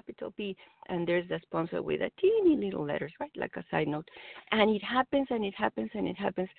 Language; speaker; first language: English; non-native, fluent; Spanish